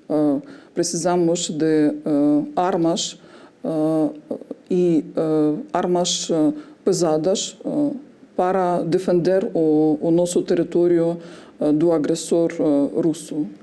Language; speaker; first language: Portuguese; non-native, fluent; Ukrainian